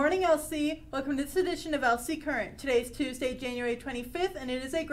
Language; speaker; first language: English; native; English